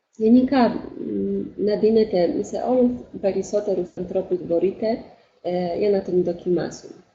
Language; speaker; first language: Greek; non-native, fluent; Polish